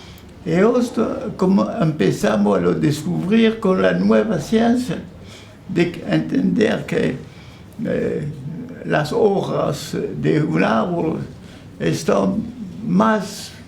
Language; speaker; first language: Spanish; non-native, fluent; French